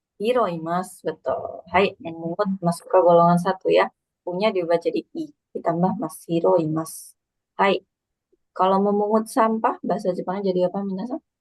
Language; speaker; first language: Indonesian; native; Indonesian